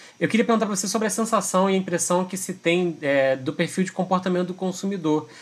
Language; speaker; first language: Portuguese; native; Portuguese